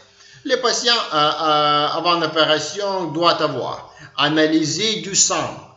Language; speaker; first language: French; non-native, learner; Ukrainian